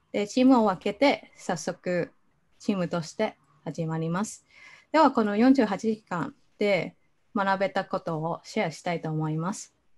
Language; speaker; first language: Japanese; non-native, fluent; Cantonese